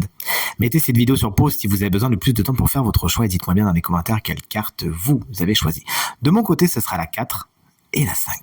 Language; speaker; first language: French; native; French